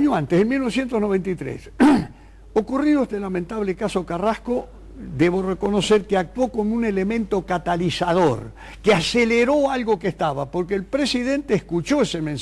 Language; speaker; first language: Spanish; native; Spanish